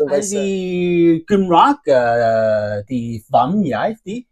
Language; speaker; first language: Welsh; non-native, learner; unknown